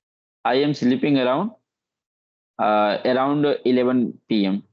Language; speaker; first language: English; non-native, learner; Hindi